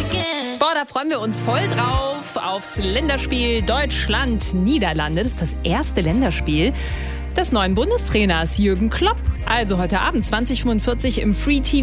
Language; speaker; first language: German; native; German